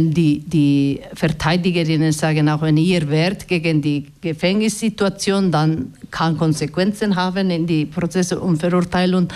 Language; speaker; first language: German; non-native, fluent; Basque